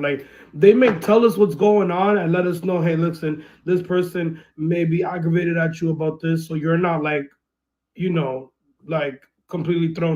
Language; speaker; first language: English; early bilingual, other home language; Spanish